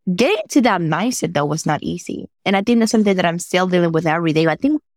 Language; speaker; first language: English; non-native, fluent; Spanish